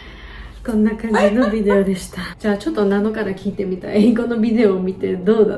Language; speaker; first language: Japanese; non-native, fluent; Georgian